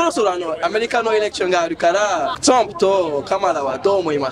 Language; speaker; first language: Japanese; non-native, learner; English